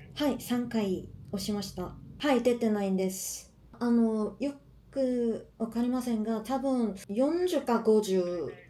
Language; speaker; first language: Japanese; non-native, learner; Korean